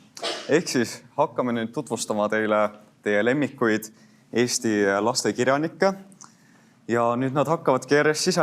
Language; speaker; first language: Estonian; native; Estonian